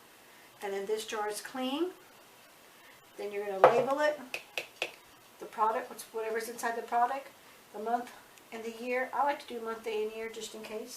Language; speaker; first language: English; native; English